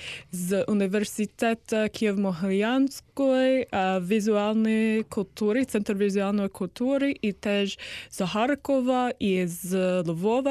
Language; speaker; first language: Ukrainian; non-native, learner; English